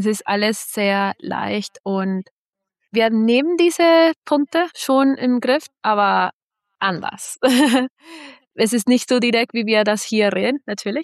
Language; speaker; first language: German; non-native, fluent; Spanish